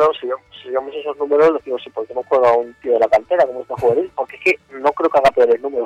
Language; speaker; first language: Spanish; native; Spanish